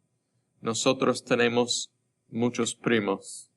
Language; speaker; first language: Spanish; non-native, fluent; English